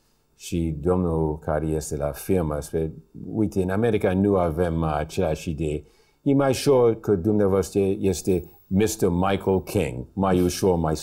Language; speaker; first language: Romanian; early bilingual, heritage; English